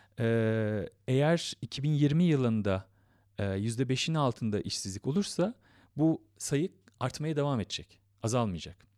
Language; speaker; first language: Turkish; native; Turkish